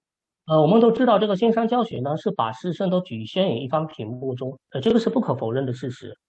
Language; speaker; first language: Chinese; native; Chinese